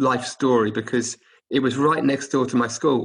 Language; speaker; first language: English; native; English